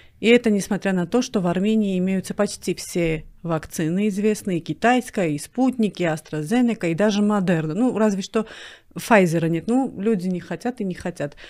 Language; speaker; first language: Russian; non-native, local second language; Armenian